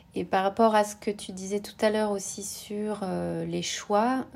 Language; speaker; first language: French; native; French